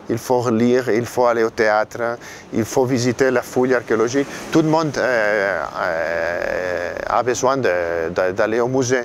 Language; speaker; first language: French; non-native, fluent; Catalan